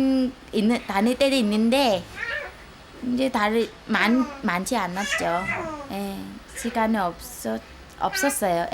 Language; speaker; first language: Korean; non-native, fluent; Vietnamese